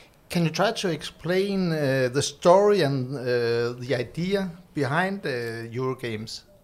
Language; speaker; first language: English; non-native, learner; Danish